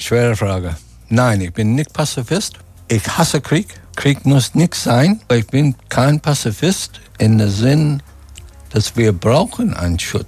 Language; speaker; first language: German; non-native, fluent; English